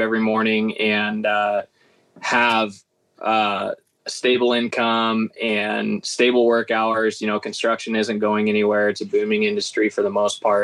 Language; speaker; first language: English; native; English